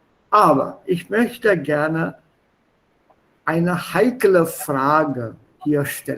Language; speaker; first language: German; non-native, fluent; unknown